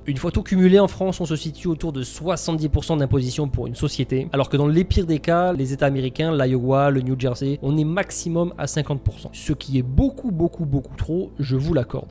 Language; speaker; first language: French; native; French